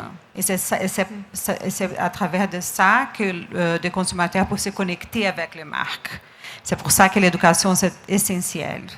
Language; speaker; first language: French; non-native, learner; Portuguese